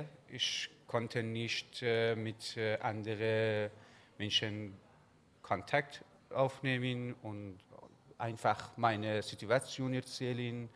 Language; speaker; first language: German; non-native, learner; Persian